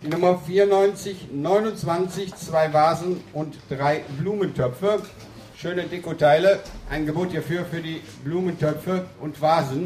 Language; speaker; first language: German; native; German